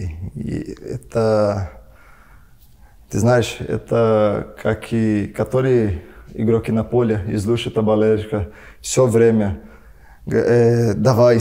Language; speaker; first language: Russian; non-native, learner; Portuguese